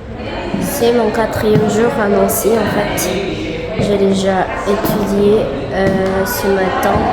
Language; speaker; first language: French; non-native, learner; Indonesian